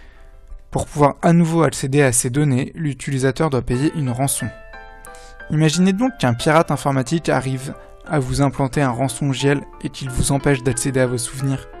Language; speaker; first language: French; native; French